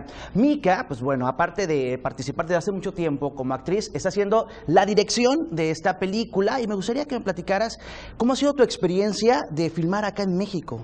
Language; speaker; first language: Spanish; native; Spanish